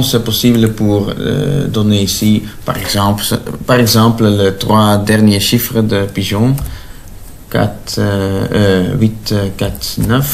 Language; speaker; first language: French; non-native, local second language; Dutch